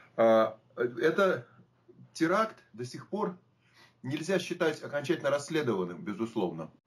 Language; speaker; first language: Russian; native; Russian